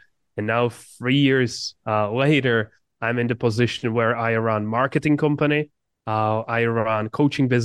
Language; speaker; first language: English; non-native, fluent; Czech